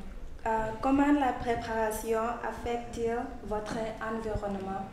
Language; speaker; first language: French; non-native, learner; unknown